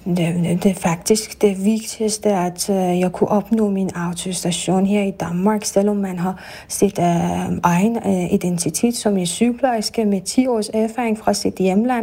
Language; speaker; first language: Danish; non-native, fluent; Persian